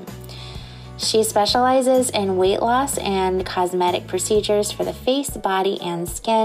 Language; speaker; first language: English; native; English